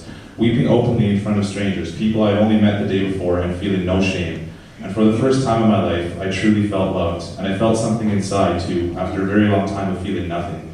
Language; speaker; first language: English; native; English